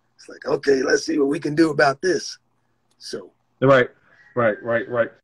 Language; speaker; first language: English; native; English